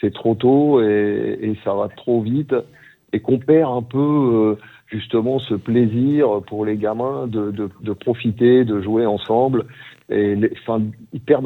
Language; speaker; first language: French; native; French